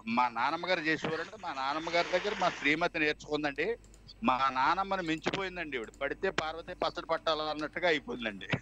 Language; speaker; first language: Telugu; native; Telugu